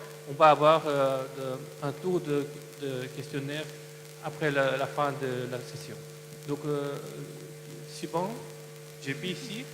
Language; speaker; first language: French; non-native, fluent; Korean